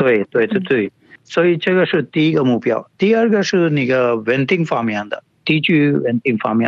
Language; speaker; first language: Chinese; non-native, fluent; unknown